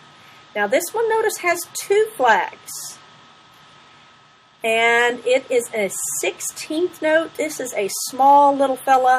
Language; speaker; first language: English; native; English